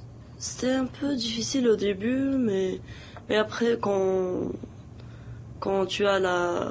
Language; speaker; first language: French; non-native, local second language; Arabic